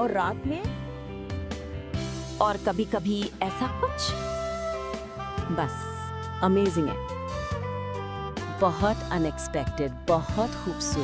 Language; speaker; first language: Hindi; non-native, local second language; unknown